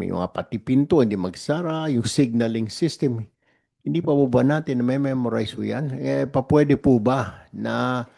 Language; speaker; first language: Filipino; native; Filipino